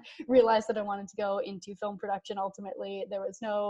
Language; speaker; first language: English; native; English